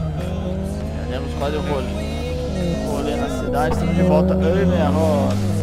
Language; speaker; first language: Portuguese; native; Portuguese